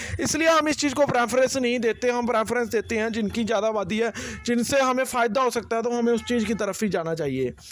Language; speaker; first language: Hindi; native; Hindi